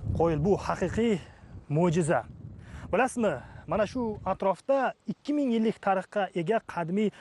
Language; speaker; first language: Uzbek; native; Uzbek